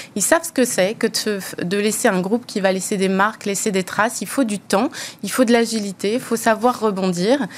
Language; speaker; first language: French; native; French